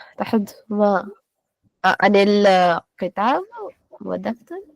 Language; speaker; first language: Arabic; non-native, learner; Hindi